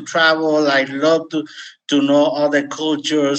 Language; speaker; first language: English; non-native, fluent; Spanish